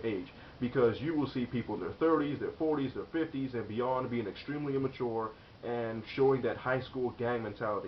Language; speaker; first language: English; native; English